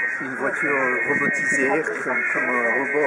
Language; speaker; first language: French; non-native, fluent; English